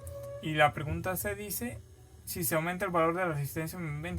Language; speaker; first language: Spanish; native; Spanish